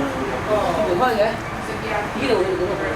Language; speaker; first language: Chinese; native; Chinese